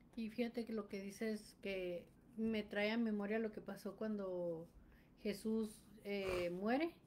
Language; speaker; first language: Spanish; native; Spanish